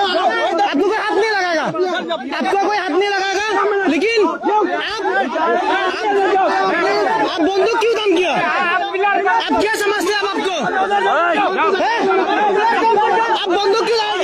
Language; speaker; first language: Hindi; non-native, learner; Bangla